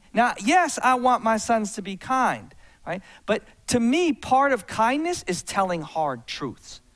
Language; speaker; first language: English; native; English